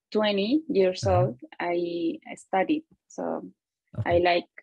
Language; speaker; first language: English; non-native, learner; Spanish